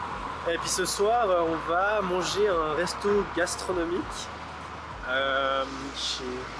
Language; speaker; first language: French; native; French